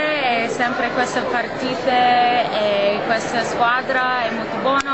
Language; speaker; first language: Italian; non-native, learner; English